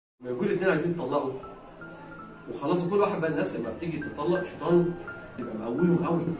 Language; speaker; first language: Arabic; native; Arabic